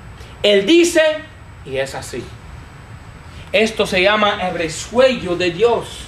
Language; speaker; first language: Spanish; non-native, fluent; English